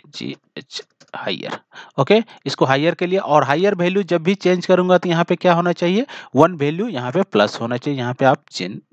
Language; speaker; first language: Hindi; native; Hindi